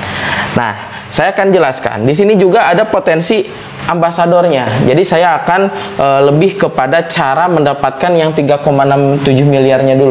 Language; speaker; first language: Indonesian; non-native, local second language; Sundanese